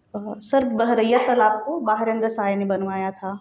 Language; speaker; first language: Hindi; native; Hindi